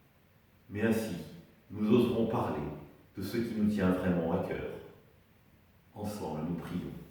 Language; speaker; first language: French; native; French